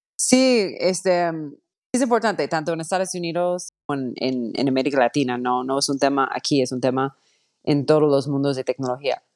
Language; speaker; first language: Spanish; non-native, fluent; English